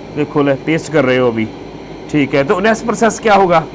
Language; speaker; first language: Hindi; non-native, local second language; Punjabi